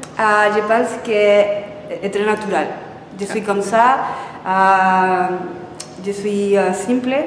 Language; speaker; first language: French; non-native, fluent; Spanish